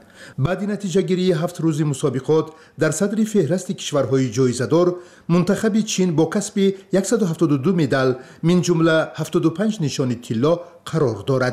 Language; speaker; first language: Persian; native; Persian